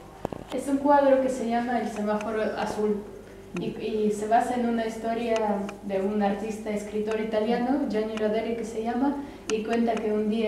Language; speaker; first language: Spanish; early bilingual, other home language; Russian